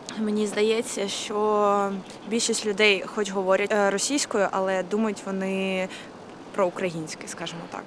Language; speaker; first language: Ukrainian; non-native, local second language; Russian